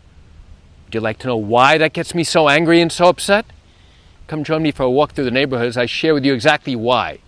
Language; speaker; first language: English; native; English